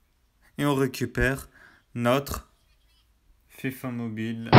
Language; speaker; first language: French; native; French